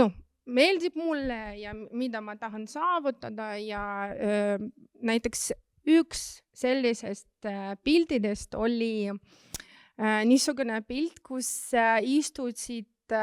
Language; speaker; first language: Estonian; non-native, local second language; Russian